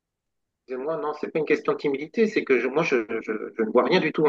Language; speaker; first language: French; native; French